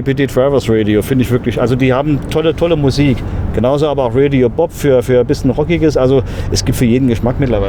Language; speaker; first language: German; native; German